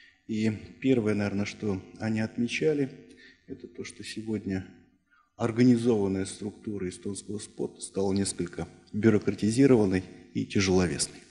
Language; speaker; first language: Russian; native; Russian